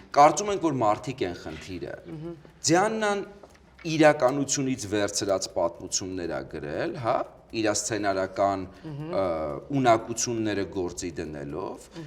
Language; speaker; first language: Armenian; native; Armenian